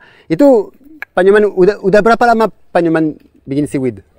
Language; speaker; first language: Indonesian; non-native, fluent; French